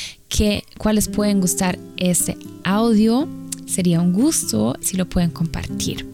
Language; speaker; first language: Spanish; non-native, fluent; German